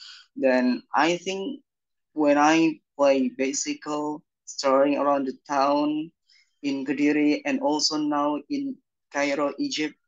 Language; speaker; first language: English; non-native, learner; Indonesian